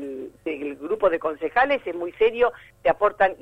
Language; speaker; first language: Spanish; native; Spanish